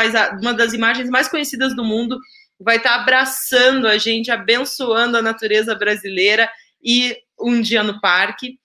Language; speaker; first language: Portuguese; native; Portuguese